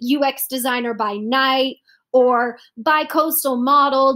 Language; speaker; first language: English; native; English